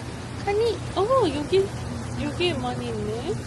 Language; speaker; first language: Korean; non-native, learner; Japanese